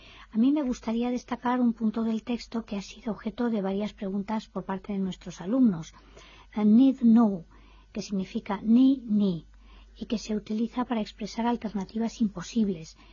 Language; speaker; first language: Spanish; native; Spanish